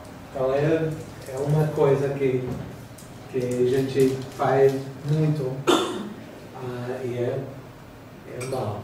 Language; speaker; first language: Portuguese; non-native, fluent; English